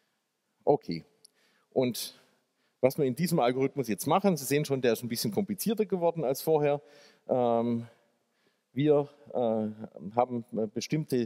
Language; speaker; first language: German; native; German